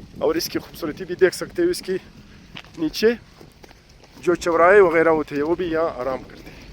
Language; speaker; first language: Urdu; non-native, local second language; Pashto